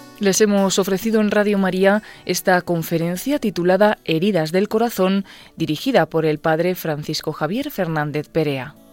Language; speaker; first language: Spanish; native; Spanish